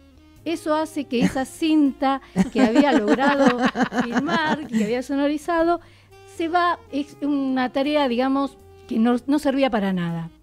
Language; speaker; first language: Spanish; native; Spanish